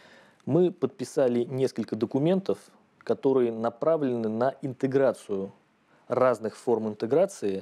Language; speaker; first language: Russian; native; Russian